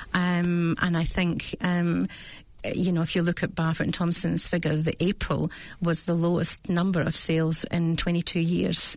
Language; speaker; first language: English; native; English